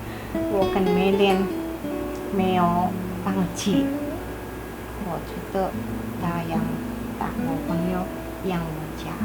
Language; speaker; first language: Chinese; non-native, learner; Vietnamese